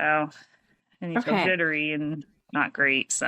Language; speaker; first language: English; native; English